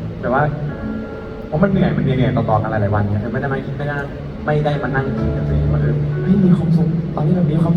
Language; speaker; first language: Thai; native; Thai